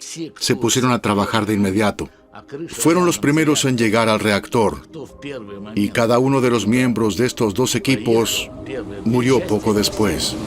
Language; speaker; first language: Spanish; native; Spanish